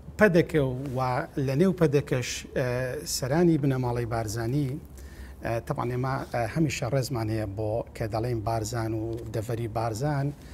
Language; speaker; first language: Central Kurdish; native; Central Kurdish